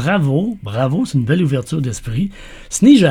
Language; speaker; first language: French; native; French